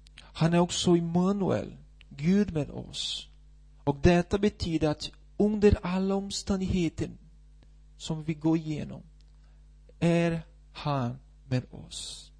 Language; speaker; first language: Swedish; non-native, fluent; Portuguese